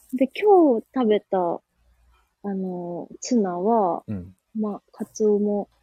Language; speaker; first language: Japanese; native; Japanese